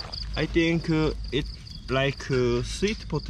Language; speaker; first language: English; non-native, learner; Korean